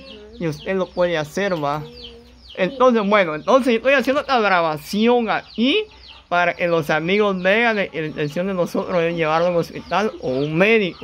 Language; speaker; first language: Spanish; native; Spanish